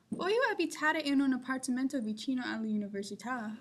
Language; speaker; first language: Italian; non-native, learner; English